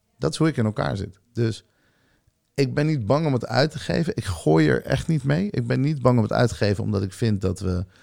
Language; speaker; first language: Dutch; early bilingual, other home language; Hebrew